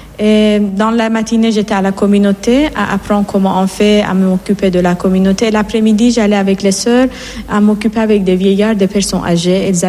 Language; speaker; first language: French; non-native, fluent; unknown